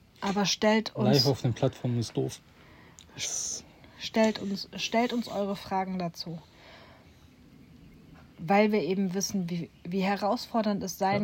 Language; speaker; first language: German; native; German